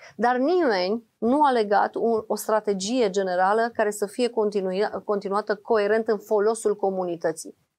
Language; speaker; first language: Romanian; native; Romanian